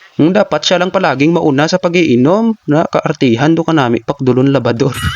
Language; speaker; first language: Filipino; non-native, local second language; Hiligaynon